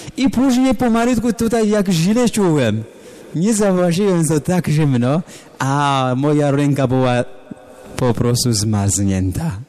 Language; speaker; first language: Polish; non-native, learner; Amharic